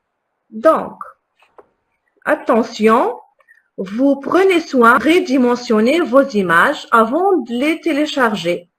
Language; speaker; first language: French; non-native, local second language; Arabic